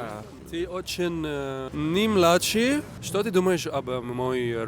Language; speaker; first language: Russian; non-native, learner; Arabic